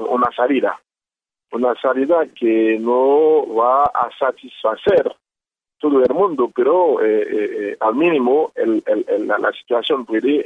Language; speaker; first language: Spanish; non-native, learner; Haitian Creole